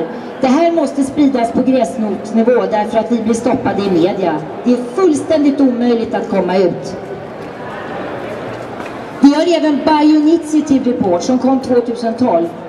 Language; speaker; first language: Swedish; native; Swedish